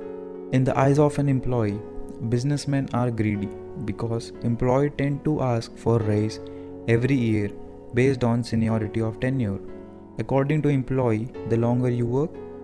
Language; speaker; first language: English; non-native, local second language; Hindi